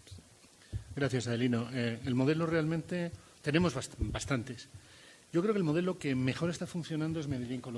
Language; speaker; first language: Spanish; native; Spanish